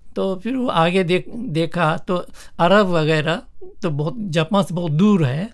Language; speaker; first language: Hindi; non-native, fluent; Japanese